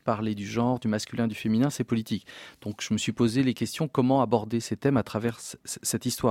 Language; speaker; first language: French; native; French